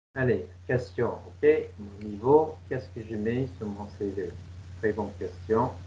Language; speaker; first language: French; non-native, fluent; English